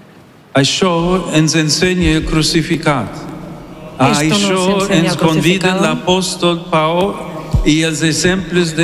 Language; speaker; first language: Catalan; non-native, learner; English